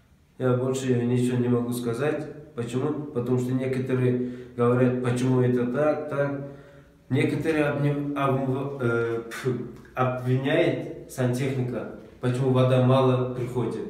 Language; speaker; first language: Russian; non-native, local second language; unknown